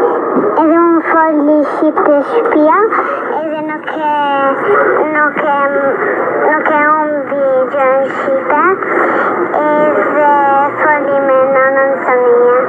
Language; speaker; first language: Albanian; early bilingual, heritage; Albanian